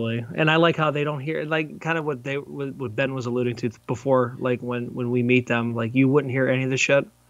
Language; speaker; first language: English; native; English